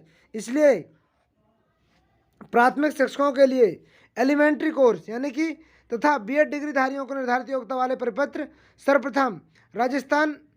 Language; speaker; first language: Hindi; native; Hindi